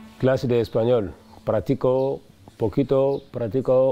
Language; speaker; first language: Spanish; non-native, learner; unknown